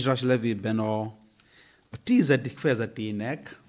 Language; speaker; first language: Hungarian; non-native, learner; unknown